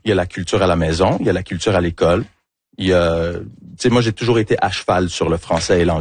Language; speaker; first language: French; early bilingual, other home language; English